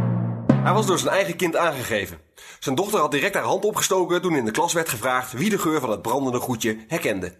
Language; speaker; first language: Dutch; native; Dutch